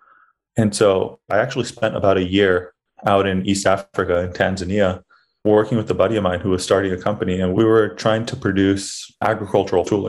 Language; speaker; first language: English; native; English